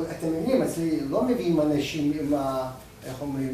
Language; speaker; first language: Hebrew; non-native, fluent; Russian